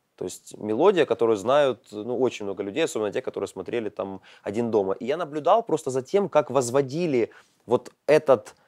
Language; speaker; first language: Russian; native; Russian